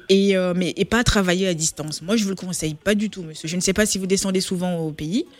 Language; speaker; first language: French; native; French